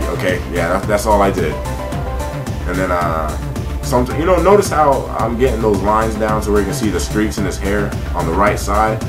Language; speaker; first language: English; native; English